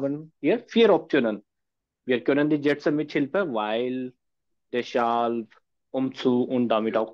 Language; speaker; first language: German; non-native, fluent; Hindi